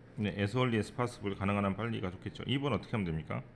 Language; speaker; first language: Korean; native; Korean